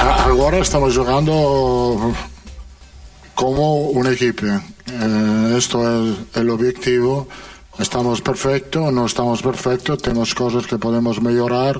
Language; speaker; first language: Portuguese; non-native, learner; Italian